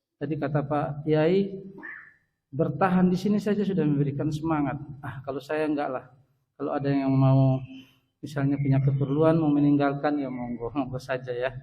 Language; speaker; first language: Indonesian; native; Indonesian